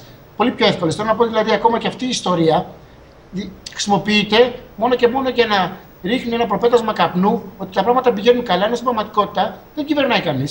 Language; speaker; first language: Greek; native; Greek